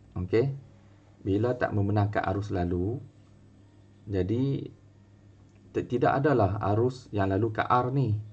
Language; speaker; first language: Malay; native; Malay